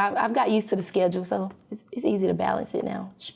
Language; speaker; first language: English; native; English